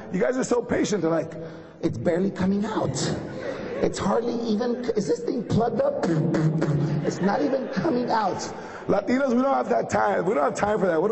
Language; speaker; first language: English; early bilingual, other home language; Spanish